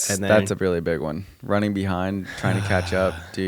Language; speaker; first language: English; native; English